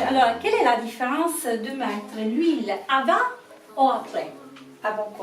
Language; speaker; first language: French; non-native, learner; Italian